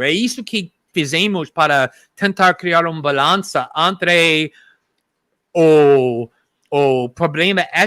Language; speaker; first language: Portuguese; non-native, fluent; English